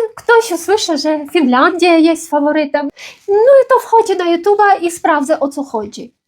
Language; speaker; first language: Polish; non-native, fluent; Ukrainian